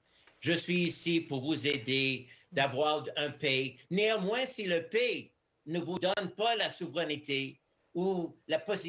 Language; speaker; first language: French; non-native, fluent; English